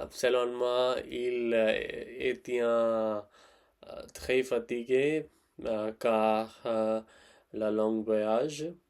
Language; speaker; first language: French; non-native, learner; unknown